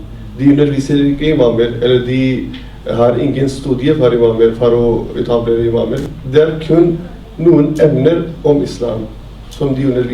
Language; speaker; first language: Norwegian; non-native, fluent; Urdu